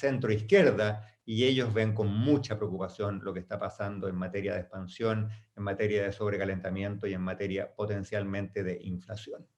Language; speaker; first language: Spanish; native; Spanish